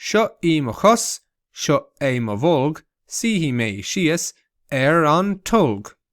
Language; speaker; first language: Irish; non-native, local second language; English